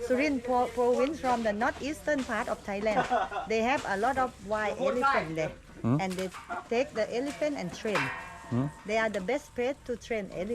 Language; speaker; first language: English; non-native, learner; Thai